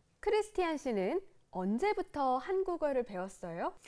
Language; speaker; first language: Korean; native; Korean